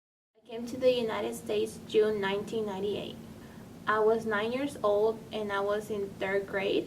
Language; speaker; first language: English; early bilingual, other home language; Spanish